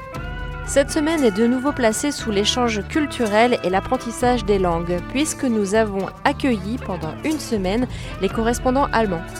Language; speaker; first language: French; native; French